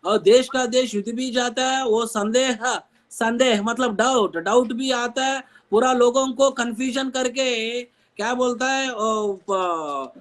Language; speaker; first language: Hindi; non-native, local second language; Telugu